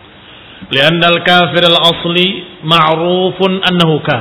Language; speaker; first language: Arabic; non-native, fluent; Indonesian